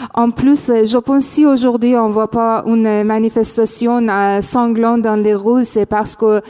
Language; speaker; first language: French; non-native, fluent; Persian